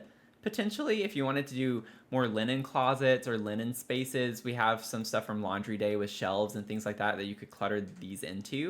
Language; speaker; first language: English; native; English